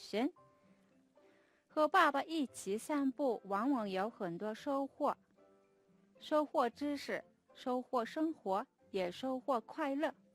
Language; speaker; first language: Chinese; non-native, fluent; Mongolian